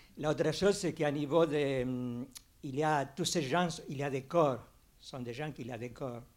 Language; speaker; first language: French; non-native, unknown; Spanish